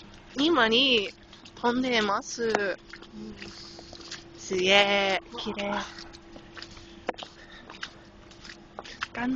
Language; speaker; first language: Japanese; non-native, learner; English